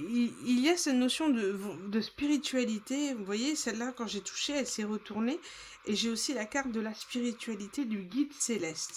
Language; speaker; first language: French; native; French